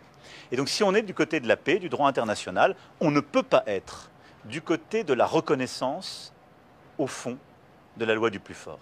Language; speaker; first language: French; native; French